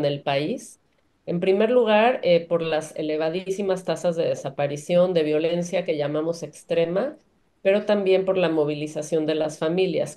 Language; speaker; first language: Spanish; native; Spanish